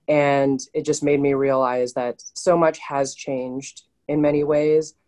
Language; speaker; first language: English; native; English